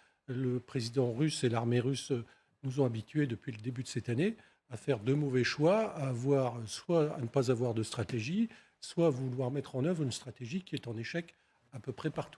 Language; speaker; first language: French; native; French